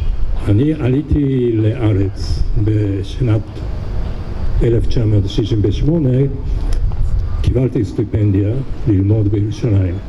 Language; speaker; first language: Hebrew; non-native, fluent; Japanese